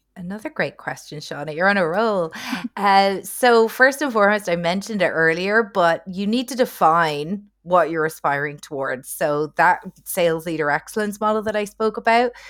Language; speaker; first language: English; native; English